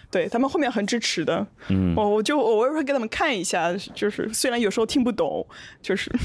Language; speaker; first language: Chinese; non-native, fluent; French